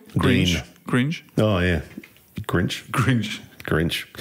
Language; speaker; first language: English; native; English